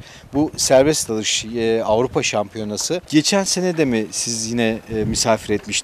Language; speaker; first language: Turkish; native; Turkish